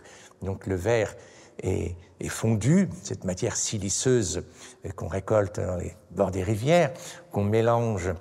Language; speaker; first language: French; native; French